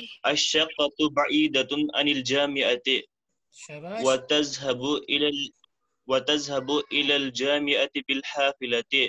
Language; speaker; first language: Arabic; non-native, learner; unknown